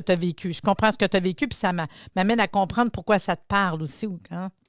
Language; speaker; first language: French; native; French